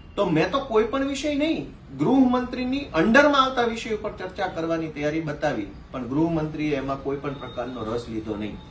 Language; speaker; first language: Gujarati; native; Gujarati